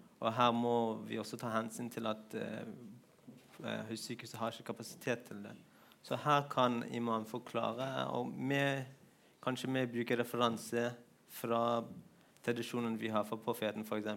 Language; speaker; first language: Norwegian; non-native, fluent; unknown